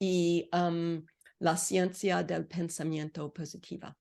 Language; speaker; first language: Spanish; non-native, learner; English